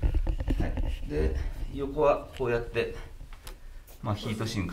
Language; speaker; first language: Japanese; native; Japanese